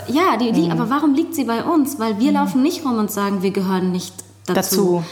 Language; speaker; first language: German; native; German